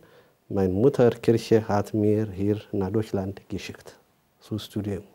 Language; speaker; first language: German; non-native, fluent; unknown